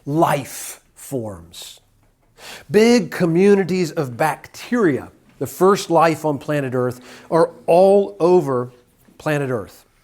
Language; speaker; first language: English; native; English